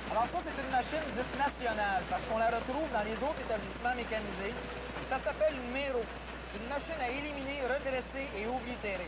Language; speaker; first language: French; native; French